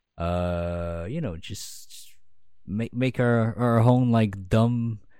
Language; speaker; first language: English; non-native, fluent; French